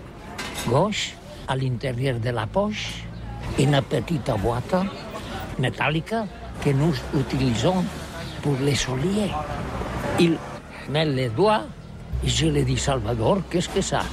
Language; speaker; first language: French; non-native, learner; Catalan